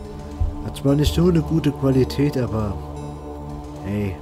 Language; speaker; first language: German; native; German